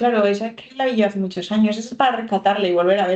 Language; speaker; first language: Spanish; native; Spanish